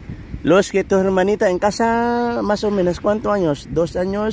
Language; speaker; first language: Spanish; non-native, learner; Filipino